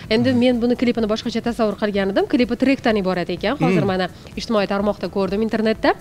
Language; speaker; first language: Uzbek; native; Uzbek